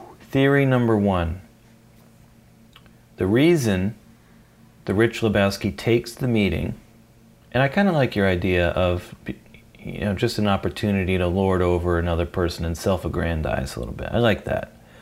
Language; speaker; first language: English; native; English